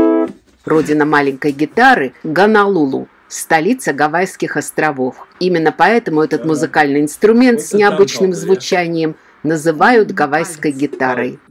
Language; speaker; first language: Russian; native; Russian